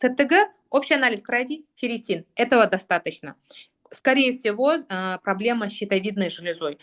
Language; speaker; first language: Russian; non-native, local second language; Kazakh